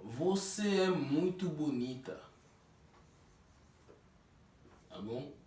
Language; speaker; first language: Portuguese; non-native, fluent; Haitian Creole